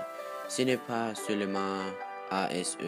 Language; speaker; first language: French; non-native, learner; Danish